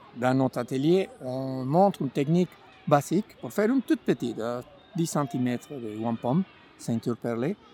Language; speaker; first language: French; non-native, fluent; Spanish